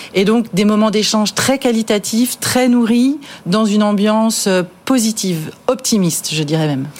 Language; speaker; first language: French; native; French